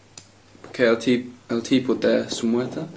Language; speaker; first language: Spanish; non-native, learner; English